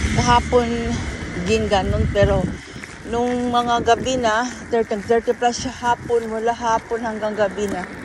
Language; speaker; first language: Filipino; native; Filipino